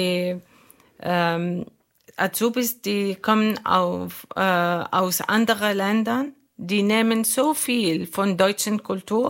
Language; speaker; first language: German; non-native, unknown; Arabic